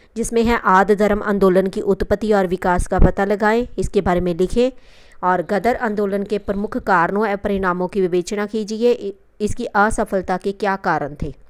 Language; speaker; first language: Hindi; non-native, local second language; Punjabi